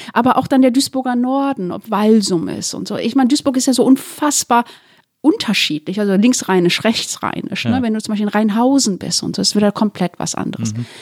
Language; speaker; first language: German; early bilingual, other home language; Turkish